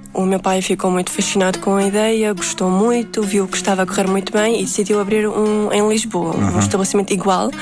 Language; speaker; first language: Portuguese; early bilingual, other home language; Uzbek